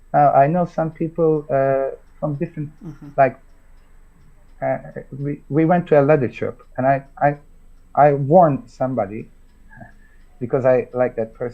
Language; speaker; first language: English; non-native, fluent; Turkish